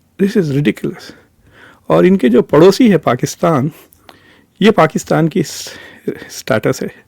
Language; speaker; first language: Urdu; native; Urdu